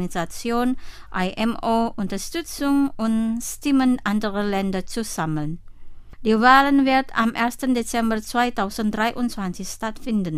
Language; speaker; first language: German; non-native, fluent; Indonesian